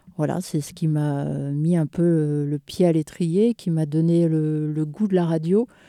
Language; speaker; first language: French; native; French